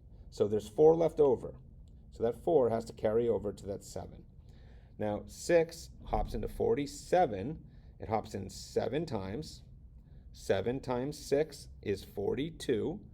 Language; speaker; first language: English; native; English